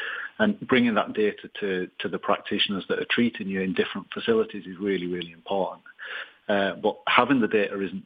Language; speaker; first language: English; native; English